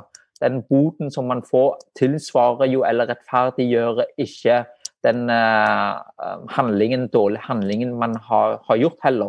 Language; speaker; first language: Norwegian; non-native, fluent; Vietnamese